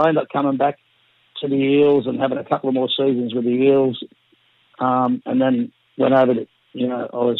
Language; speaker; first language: English; native; English